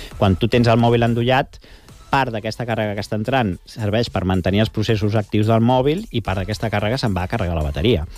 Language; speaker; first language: Catalan; non-native, local second language; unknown